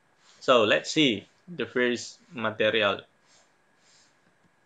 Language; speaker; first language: English; non-native, fluent; Indonesian